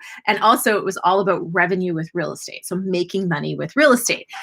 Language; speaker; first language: English; native; English